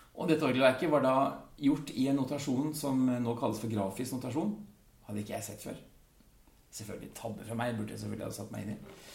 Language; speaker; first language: Norwegian; early bilingual, other home language; Dutch